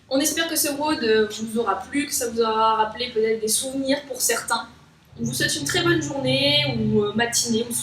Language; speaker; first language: French; native; French